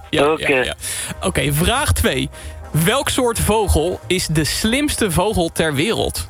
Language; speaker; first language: Dutch; native; Dutch